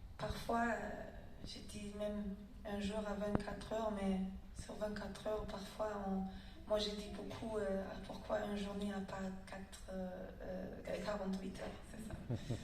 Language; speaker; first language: French; non-native, fluent; German